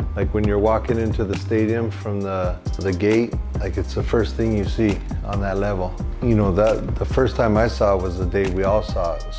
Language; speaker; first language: English; native; English